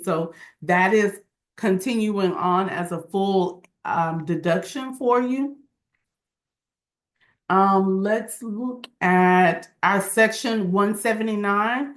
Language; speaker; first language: English; native; English